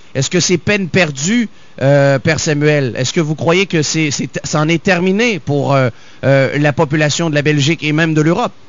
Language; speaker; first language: French; native; French